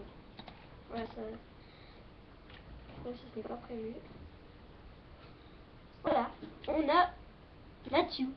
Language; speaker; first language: French; native; French